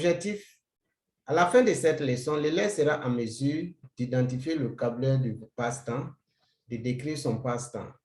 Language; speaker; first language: French; non-native, fluent; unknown